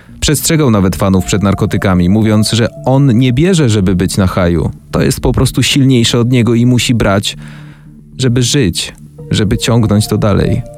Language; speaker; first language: Polish; native; Polish